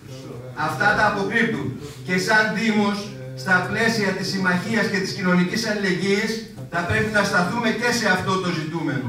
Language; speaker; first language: Greek; native; Greek